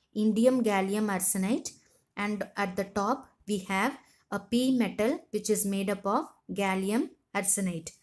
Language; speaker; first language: English; non-native, local second language; Tamil